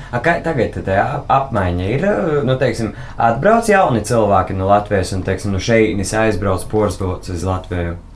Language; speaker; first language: Latvian; native; Latvian